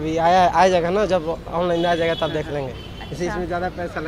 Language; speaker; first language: Hindi; native; Hindi